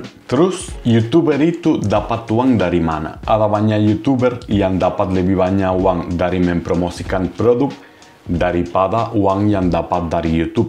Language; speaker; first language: Indonesian; non-native, fluent; Spanish